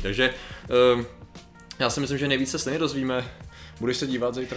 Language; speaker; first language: Czech; native; Czech